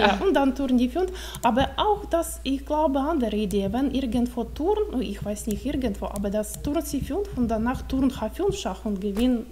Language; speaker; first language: German; non-native, learner; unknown